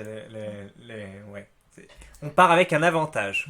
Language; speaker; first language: French; native; French